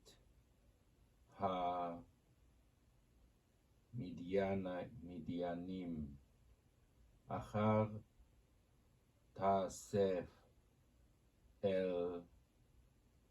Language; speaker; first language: Hebrew; non-native, learner; Japanese